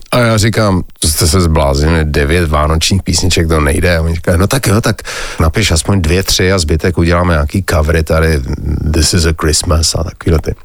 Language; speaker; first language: Czech; native; Czech